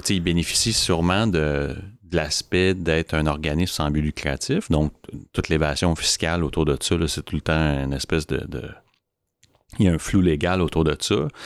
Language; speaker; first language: French; native; French